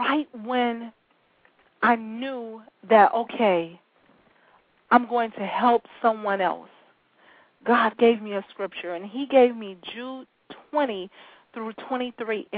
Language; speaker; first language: English; native; English